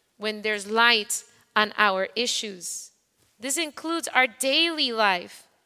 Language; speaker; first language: English; non-native, fluent; Spanish